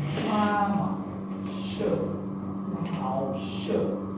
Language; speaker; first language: Chinese; non-native, learner; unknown